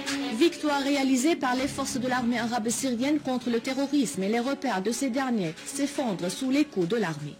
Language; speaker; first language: French; non-native, fluent; Arabic